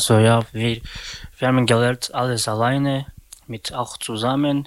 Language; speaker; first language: German; non-native, learner; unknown